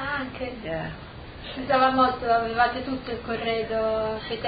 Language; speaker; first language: Italian; native; Italian